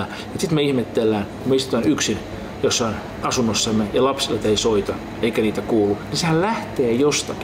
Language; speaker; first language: Finnish; native; Finnish